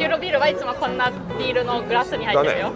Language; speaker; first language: Japanese; non-native, fluent; German